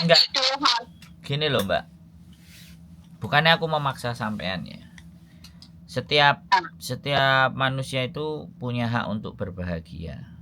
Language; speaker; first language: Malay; non-native, local second language; Javanese